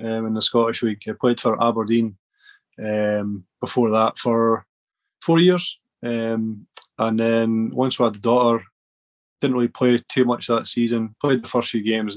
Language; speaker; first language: English; native; English